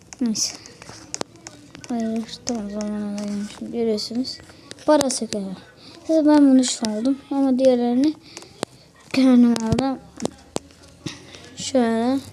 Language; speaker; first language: Turkish; native; Turkish